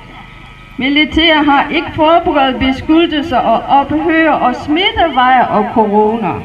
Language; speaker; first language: Danish; non-native, learner; Burmese